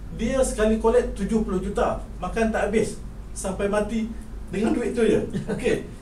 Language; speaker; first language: Malay; native; Malay